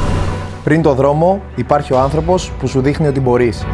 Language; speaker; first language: Greek; native; Greek